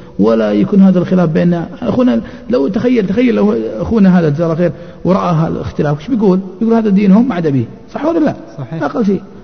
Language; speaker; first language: Arabic; native; Arabic